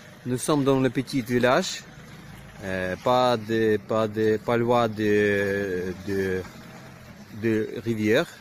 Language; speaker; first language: French; non-native, learner; Ukrainian